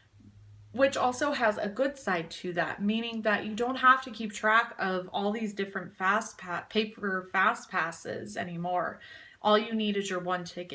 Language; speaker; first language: English; native; English